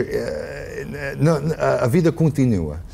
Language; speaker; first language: Portuguese; early bilingual, heritage; English